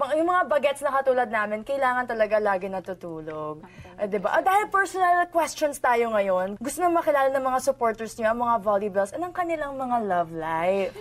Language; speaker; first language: Filipino; native; Filipino